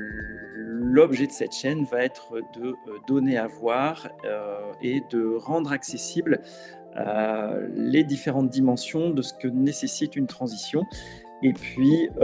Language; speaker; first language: French; native; French